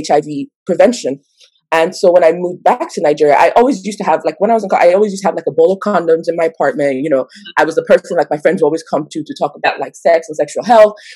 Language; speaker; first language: English; non-native, local second language; Yoruba